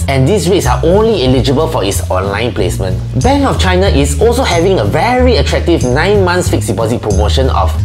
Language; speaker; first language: English; native; English